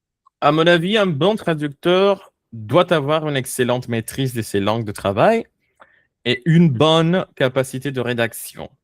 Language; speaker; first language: French; non-native, fluent; Spanish